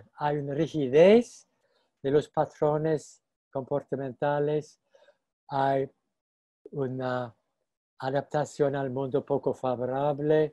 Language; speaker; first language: Spanish; non-native, fluent; English